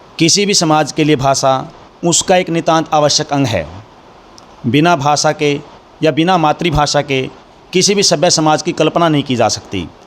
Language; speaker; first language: Hindi; native; Hindi